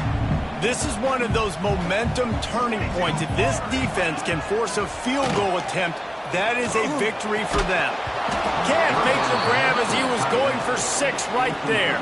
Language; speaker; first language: English; native; English